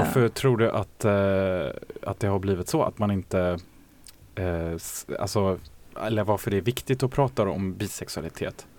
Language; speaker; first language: Swedish; native; Swedish